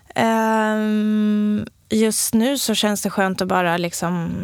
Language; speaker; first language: Swedish; native; Swedish